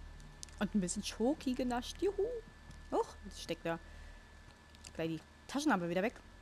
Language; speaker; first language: German; native; German